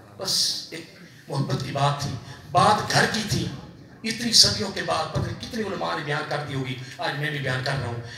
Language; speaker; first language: Urdu; non-native, local second language; Punjabi